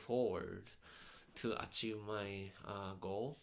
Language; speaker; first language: English; non-native, fluent; Japanese